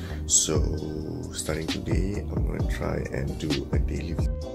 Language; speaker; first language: English; non-native, local second language; Malay